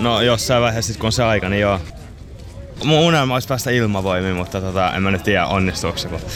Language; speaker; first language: Finnish; native; Finnish